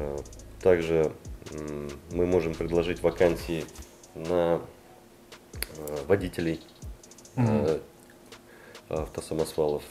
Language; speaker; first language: Russian; native; Russian